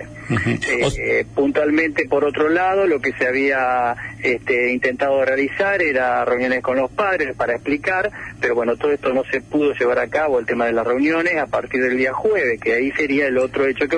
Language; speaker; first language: Spanish; native; Spanish